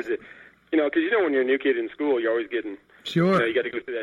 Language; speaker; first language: English; native; English